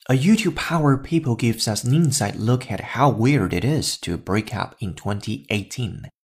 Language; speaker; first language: English; non-native, fluent; Chinese